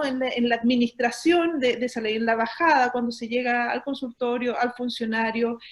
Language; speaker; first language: Spanish; native; Spanish